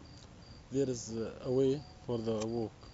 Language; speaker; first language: English; non-native, learner; Arabic